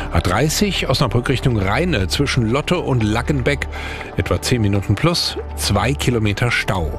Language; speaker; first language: German; native; German